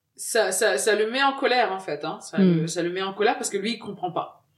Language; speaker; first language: French; early bilingual, other home language; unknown